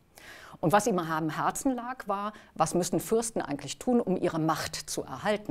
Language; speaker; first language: German; native; German